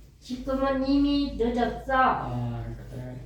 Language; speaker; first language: Korean; non-native, learner; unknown